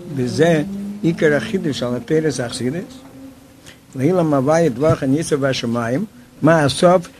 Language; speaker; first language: Hebrew; non-native, fluent; Yiddish